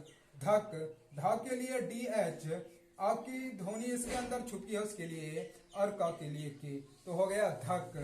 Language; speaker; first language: Hindi; native; Hindi